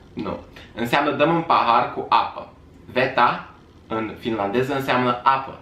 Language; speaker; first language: Romanian; native; Romanian